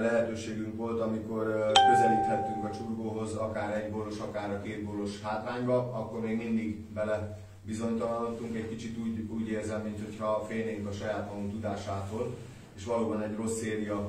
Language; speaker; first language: Hungarian; native; Hungarian